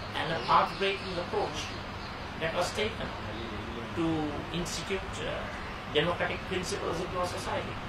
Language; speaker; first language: English; non-native, local second language; Sinhala